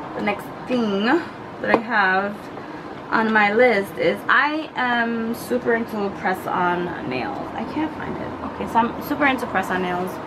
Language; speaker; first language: English; native; English